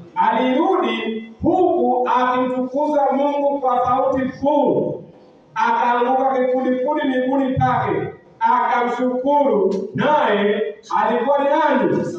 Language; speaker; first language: Swahili; non-native, local second language; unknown